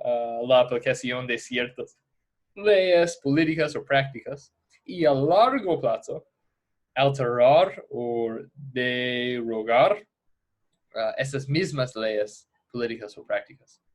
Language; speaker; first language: Spanish; non-native, fluent; English